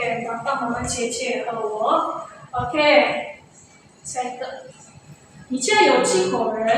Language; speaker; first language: Chinese; non-native, fluent; Indonesian